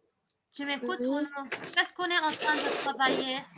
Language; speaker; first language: French; non-native, local second language; Arabic